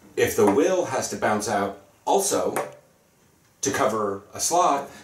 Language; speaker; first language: English; native; English